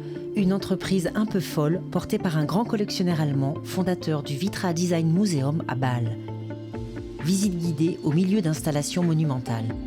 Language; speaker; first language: French; native; French